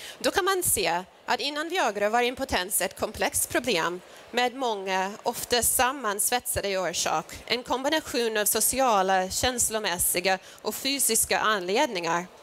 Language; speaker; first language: Swedish; non-native, fluent; English